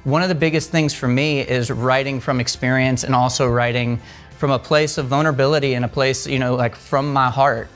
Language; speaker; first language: English; native; English